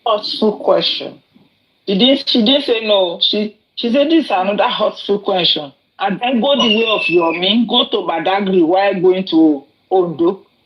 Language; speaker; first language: English; non-native, local second language; Yoruba